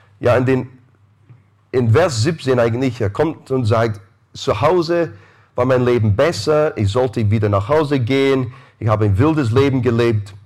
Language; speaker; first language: German; non-native, fluent; English